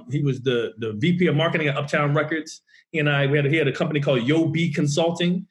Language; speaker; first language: English; native; English